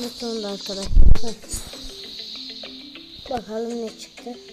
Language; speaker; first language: Turkish; native; Turkish